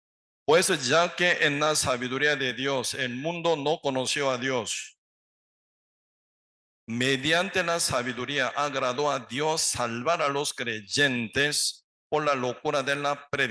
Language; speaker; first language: Spanish; non-native, learner; Korean